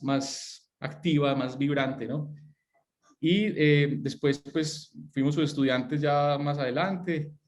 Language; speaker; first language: Spanish; native; Spanish